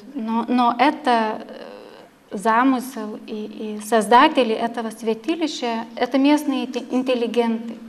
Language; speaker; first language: Russian; non-native, fluent; Lithuanian